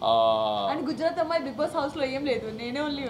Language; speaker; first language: Telugu; non-native, learner; Gujarati